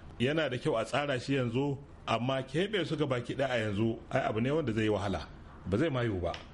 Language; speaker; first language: Hausa; non-native, local second language; Fula